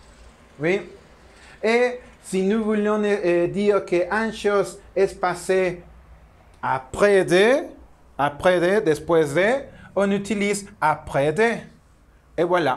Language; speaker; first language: French; non-native, learner; Spanish